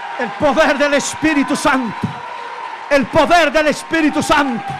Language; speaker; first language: Spanish; non-native, fluent; Portuguese